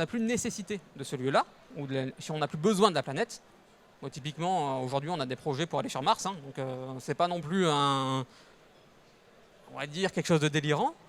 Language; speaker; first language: French; native; French